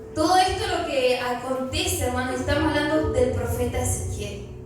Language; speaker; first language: Spanish; native; Spanish